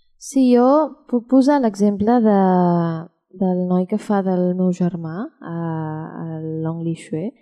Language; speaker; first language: Catalan; early bilingual, other home language; Chinese